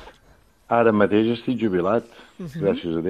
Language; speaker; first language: Catalan; native; Catalan